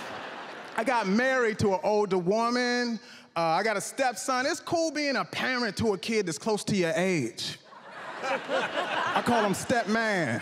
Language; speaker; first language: English; native; English